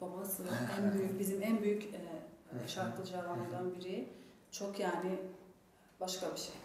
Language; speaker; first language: Turkish; non-native, fluent; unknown